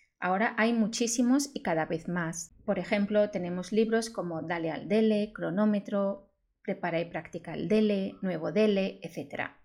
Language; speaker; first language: Spanish; native; Spanish